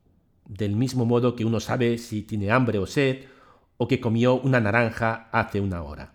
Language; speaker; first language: Spanish; native; Spanish